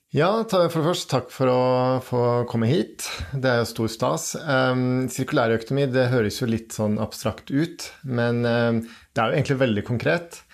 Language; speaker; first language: Norwegian; native; Norwegian